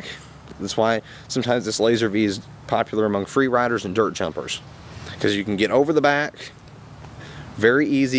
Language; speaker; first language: English; native; English